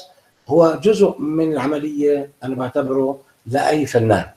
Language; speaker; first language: Arabic; native; Arabic